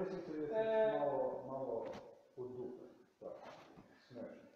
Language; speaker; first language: Polish; non-native, learner; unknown